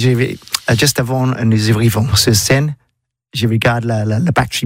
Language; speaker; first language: French; non-native, learner; English